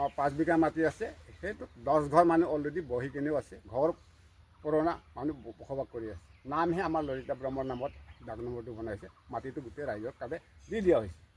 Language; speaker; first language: Assamese; non-native, local second language; Bodo